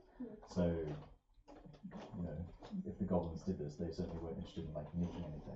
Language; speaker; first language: English; native; English